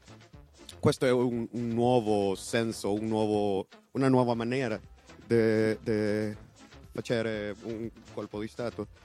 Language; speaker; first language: Italian; non-native, learner; Spanish